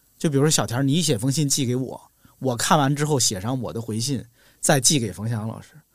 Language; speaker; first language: Chinese; native; Chinese